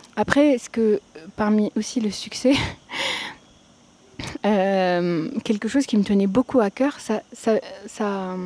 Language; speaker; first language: French; non-native, local second language; Arabic